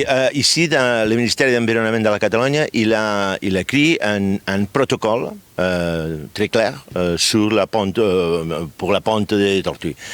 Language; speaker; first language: French; non-native, fluent; Catalan